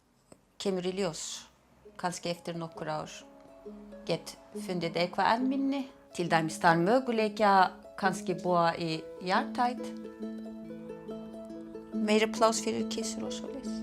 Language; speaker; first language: Icelandic; non-native, fluent; Turkish